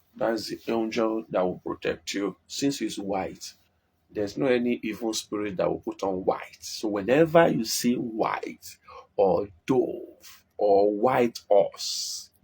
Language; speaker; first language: English; non-native, local second language; Yoruba